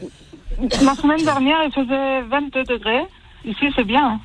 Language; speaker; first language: French; early bilingual, heritage; French